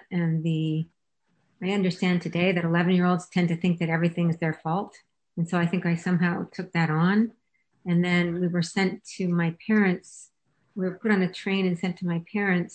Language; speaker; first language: English; native; English